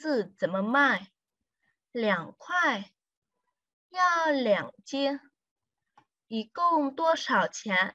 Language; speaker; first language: Chinese; non-native, fluent; Vietnamese